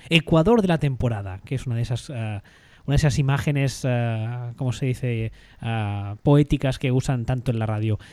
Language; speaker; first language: Spanish; native; Spanish